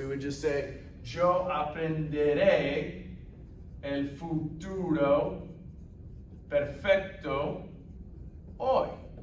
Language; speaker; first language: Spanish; non-native, fluent; English